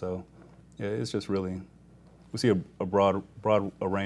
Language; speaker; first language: English; native; English